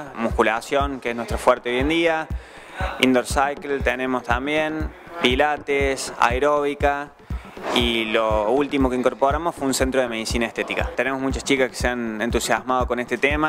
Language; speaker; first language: Spanish; native; Spanish